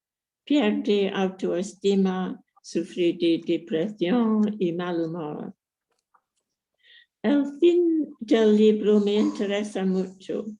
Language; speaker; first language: Spanish; non-native, fluent; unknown